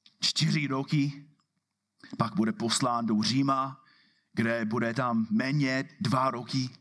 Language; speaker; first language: Czech; non-native, fluent; English